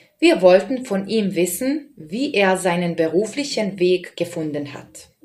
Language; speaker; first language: German; non-native, fluent; Serbian